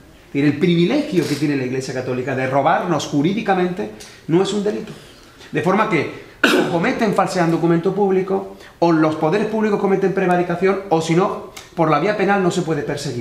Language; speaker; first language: Spanish; native; Spanish